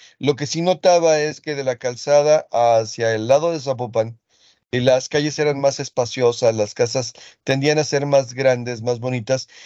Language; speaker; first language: Spanish; early bilingual, other home language; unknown